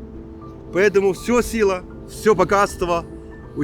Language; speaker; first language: Russian; non-native, fluent; Chinese